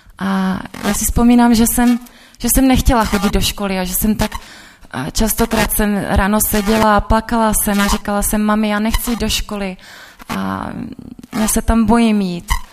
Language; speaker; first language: Czech; native; Czech